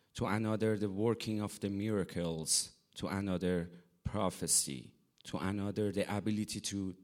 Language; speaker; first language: English; non-native, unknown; Persian